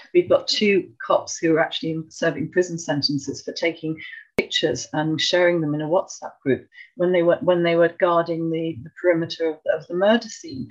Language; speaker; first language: English; native; English